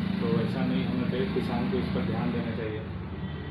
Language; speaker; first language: Hindi; native; Hindi